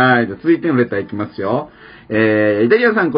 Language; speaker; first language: Japanese; native; Japanese